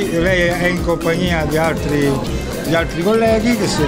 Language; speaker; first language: Italian; native; Italian